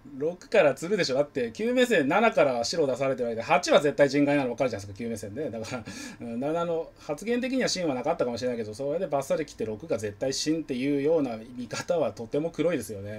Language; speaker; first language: Japanese; native; Japanese